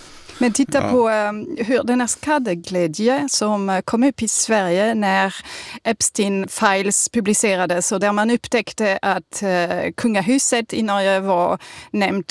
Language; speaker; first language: Swedish; non-native, fluent; French